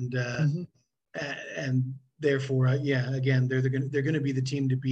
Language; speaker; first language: English; native; English